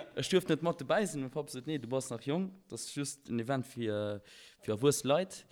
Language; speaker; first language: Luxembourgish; early bilingual, other home language; Albanian